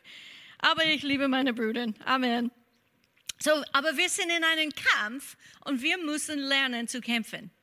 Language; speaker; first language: German; non-native, fluent; English